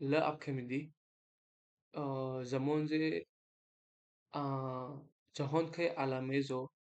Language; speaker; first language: French; non-native, learner; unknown